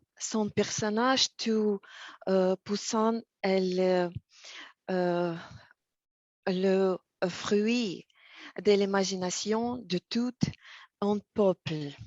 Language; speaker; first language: French; non-native, learner; Russian